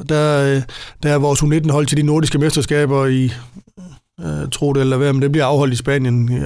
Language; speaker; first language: Danish; native; Danish